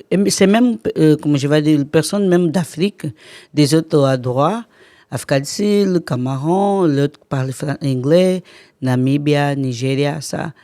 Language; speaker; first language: French; non-native, learner; Portuguese